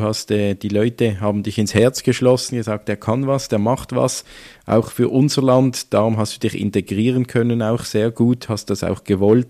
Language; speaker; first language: German; native; German